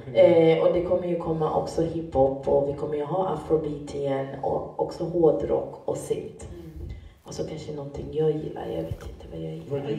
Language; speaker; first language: Swedish; native; Swedish